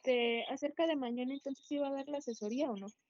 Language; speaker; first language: Spanish; native; Spanish